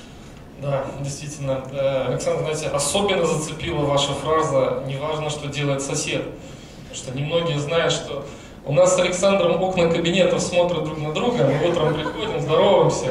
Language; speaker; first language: Russian; native; Russian